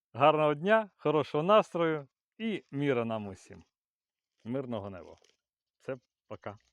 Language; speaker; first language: Ukrainian; native; Ukrainian